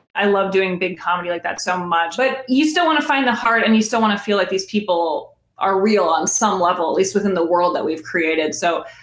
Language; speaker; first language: English; native; English